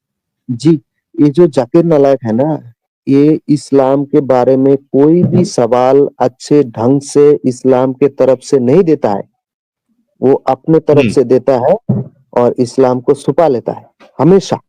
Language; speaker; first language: Hindi; non-native, local second language; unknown